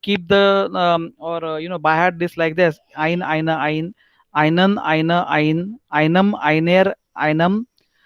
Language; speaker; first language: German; non-native, fluent; Hindi